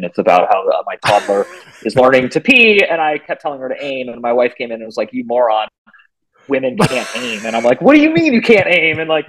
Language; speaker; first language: English; native; English